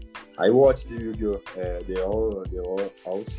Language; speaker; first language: English; non-native, learner; Portuguese